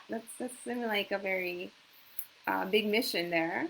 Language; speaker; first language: English; non-native, fluent; Japanese